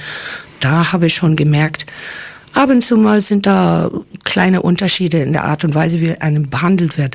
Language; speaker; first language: German; non-native, fluent; English